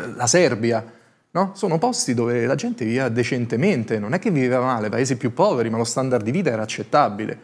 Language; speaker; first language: Italian; native; Italian